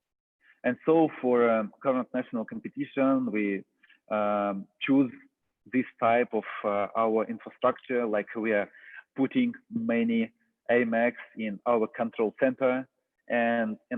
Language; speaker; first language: English; non-native, fluent; Russian